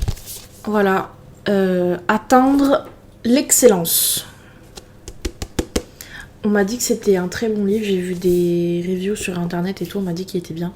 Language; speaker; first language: French; native; French